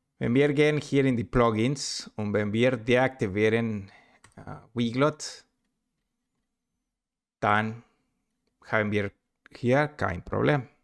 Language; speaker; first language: German; non-native, learner; Spanish